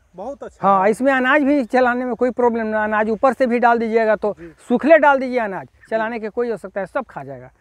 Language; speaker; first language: Hindi; native; Hindi